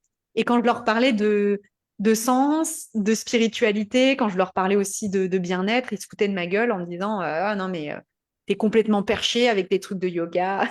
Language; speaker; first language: French; native; French